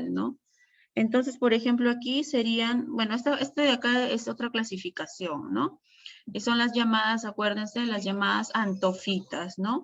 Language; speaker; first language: Spanish; native; Spanish